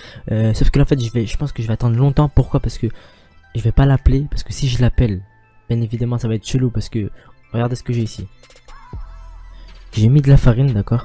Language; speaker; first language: French; native; French